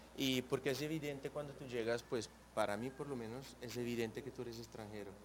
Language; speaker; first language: Spanish; non-native, fluent; Portuguese